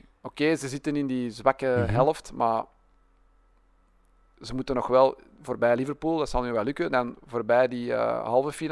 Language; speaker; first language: Dutch; native; Dutch